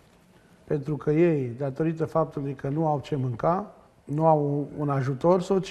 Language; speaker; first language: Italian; non-native, learner; Romanian